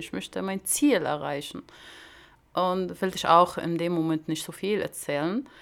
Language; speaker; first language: German; non-native, learner; Arabic